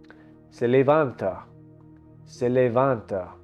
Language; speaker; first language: Spanish; non-native, learner; English